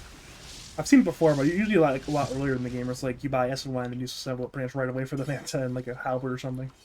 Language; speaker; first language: English; native; English